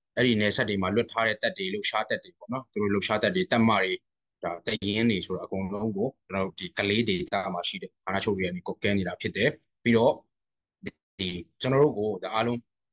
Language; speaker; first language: Burmese; native; Burmese